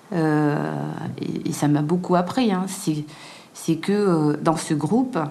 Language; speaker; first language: French; native; French